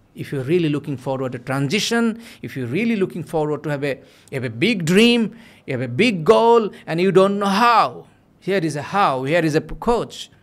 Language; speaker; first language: English; non-native, local second language; Bangla